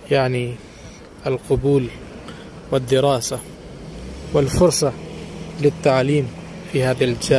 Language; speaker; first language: Arabic; non-native, fluent; Urdu